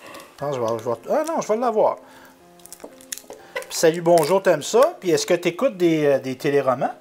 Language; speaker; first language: French; native; French